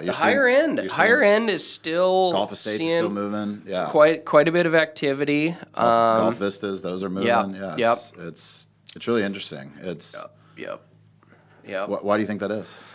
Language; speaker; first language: English; native; English